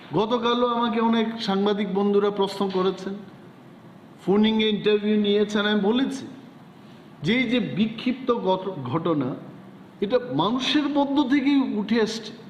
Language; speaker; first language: Bangla; non-native, local second language; Kok Borok